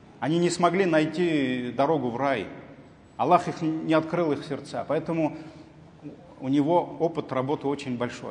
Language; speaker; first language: Russian; non-native, local second language; Tatar